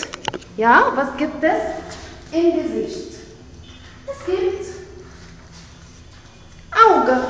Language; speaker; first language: German; non-native, fluent; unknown